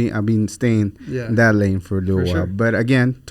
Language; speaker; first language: English; early bilingual, other home language; Spanish